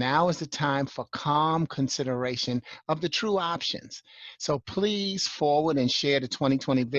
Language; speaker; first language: English; native; English